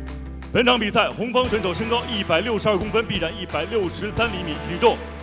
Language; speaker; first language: Chinese; native; Chinese